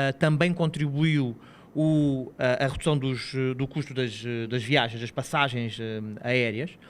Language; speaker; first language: Portuguese; native; Portuguese